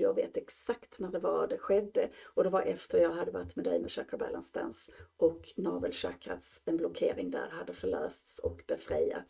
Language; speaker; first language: Swedish; native; Swedish